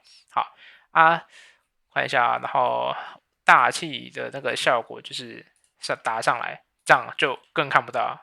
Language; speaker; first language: Chinese; native; Chinese